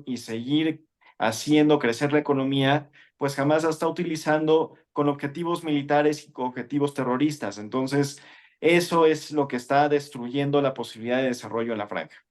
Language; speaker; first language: Spanish; native; Spanish